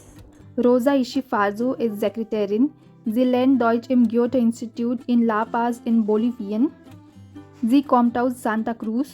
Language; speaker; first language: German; non-native, learner; Hindi